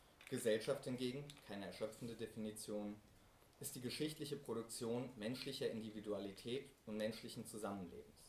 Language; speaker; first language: German; native; German